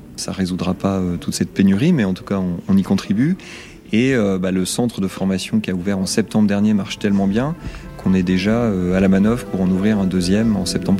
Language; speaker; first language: French; native; French